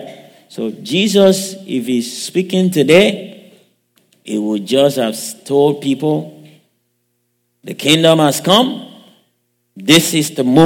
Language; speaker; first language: English; non-native, local second language; Yoruba